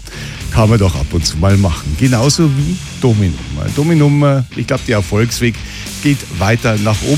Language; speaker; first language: German; native; German